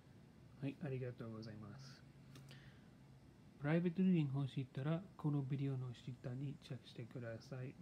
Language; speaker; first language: Japanese; non-native, learner; English